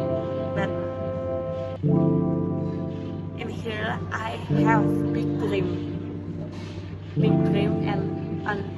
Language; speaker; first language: English; non-native, learner; Indonesian